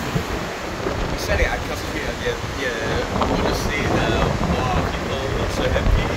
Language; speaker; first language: English; non-native, learner; Cantonese